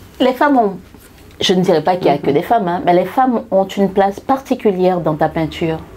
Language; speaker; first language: French; non-native, local second language; Haitian Creole